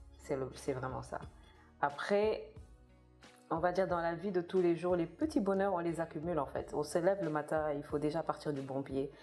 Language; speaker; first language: French; non-native, local second language; Kabuverdianu